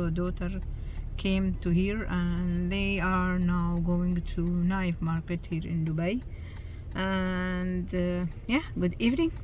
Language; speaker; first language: English; non-native, learner; Arabic